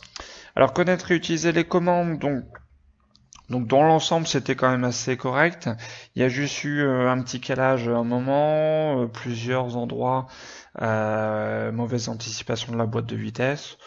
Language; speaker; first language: French; native; French